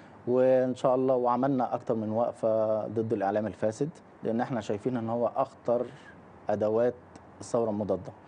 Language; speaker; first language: Arabic; native; Arabic